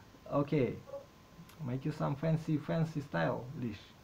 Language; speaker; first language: English; non-native, fluent; Russian